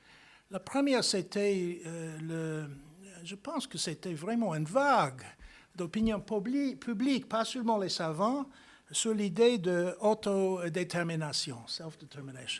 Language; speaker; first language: French; non-native, fluent; English